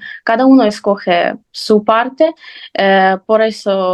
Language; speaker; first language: Spanish; non-native, fluent; Ukrainian